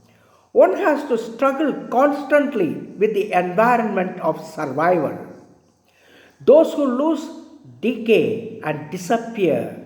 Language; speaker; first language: English; non-native, local second language; Tamil